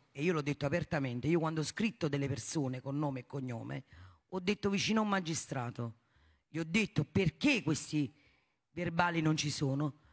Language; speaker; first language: Italian; native; Italian